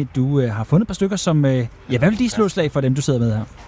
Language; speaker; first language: Danish; native; Danish